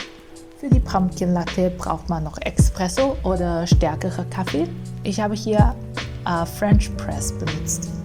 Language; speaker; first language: German; non-native, fluent; Chinese